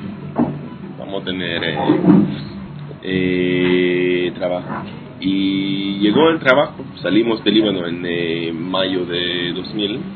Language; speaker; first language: Spanish; non-native, fluent; Hebrew